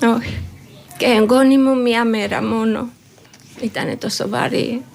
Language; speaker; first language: Greek; non-native, learner; Georgian